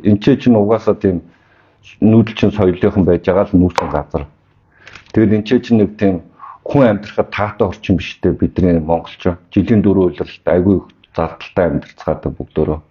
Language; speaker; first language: Mongolian; native; Mongolian